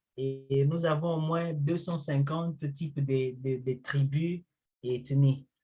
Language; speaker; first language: French; non-native, local second language; Luba-Lulua